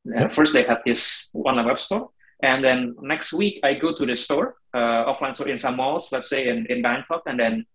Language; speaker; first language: English; non-native, fluent; Indonesian